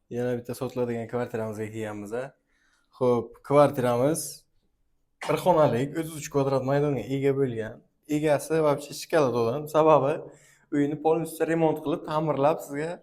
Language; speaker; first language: Uzbek; native; Uzbek